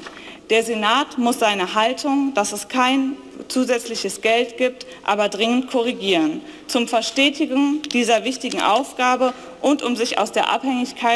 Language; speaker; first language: German; native; German